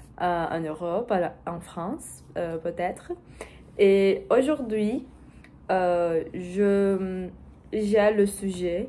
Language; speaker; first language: French; non-native, learner; Portuguese